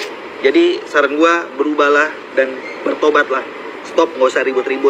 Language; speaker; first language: Indonesian; native; Indonesian